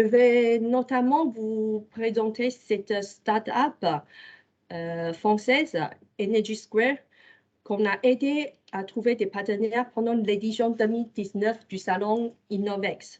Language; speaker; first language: French; non-native, fluent; Chinese